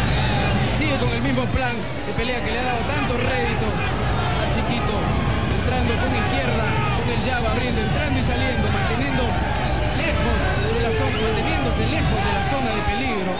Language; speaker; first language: Spanish; native; Spanish